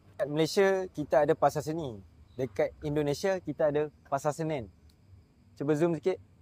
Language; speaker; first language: Malay; native; Malay